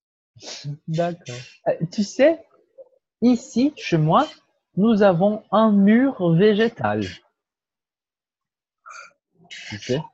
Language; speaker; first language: French; non-native, fluent; Portuguese